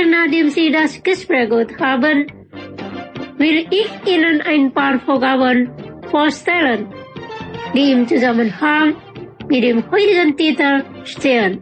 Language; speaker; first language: German; non-native, fluent; Indonesian